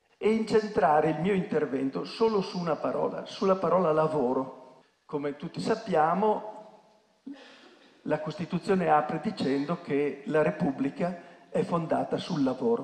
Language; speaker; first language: Italian; native; Italian